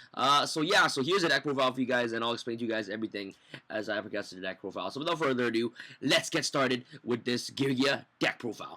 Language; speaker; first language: English; native; English